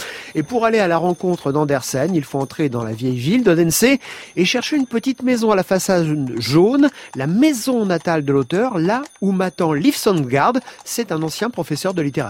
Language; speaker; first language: French; native; French